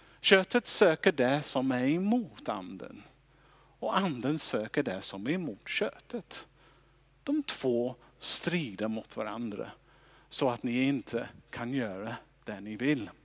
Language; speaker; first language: Swedish; non-native, fluent; English